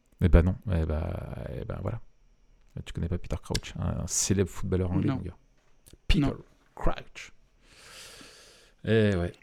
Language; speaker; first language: French; native; French